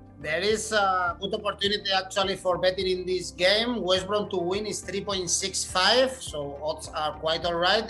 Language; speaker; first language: English; non-native, fluent; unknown